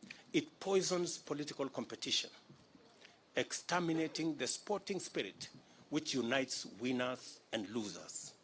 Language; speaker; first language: English; non-native, local second language; Kalenjin